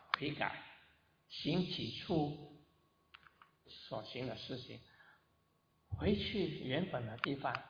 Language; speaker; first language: Chinese; non-native, local second language; Cantonese